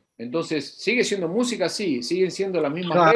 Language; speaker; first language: Spanish; native; Spanish